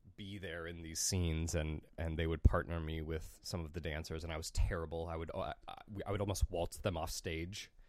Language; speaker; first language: English; native; English